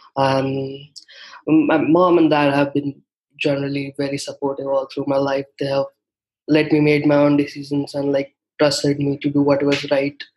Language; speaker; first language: English; non-native, local second language; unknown